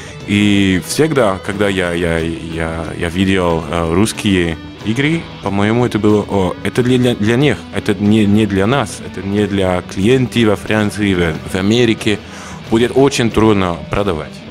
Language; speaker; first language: Russian; non-native, learner; French